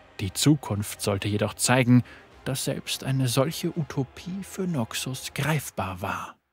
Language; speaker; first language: German; native; German